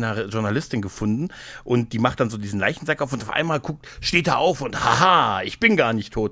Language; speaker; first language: German; native; German